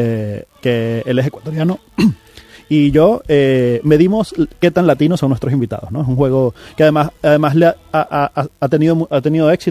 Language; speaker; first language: Spanish; native; Spanish